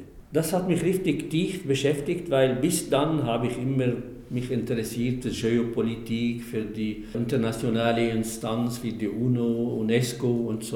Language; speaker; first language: German; non-native, fluent; Arabic